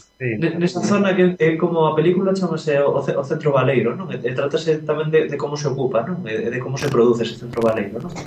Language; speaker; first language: Galician; non-native, local second language; Spanish